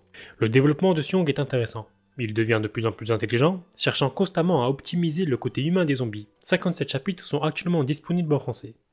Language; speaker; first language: French; native; French